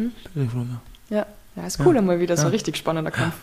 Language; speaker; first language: German; native; German